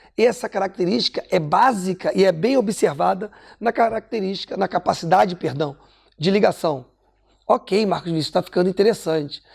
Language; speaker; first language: Portuguese; native; Portuguese